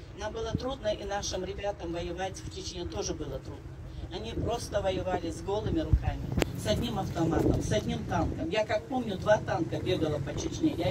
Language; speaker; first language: Russian; non-native, local second language; Chechen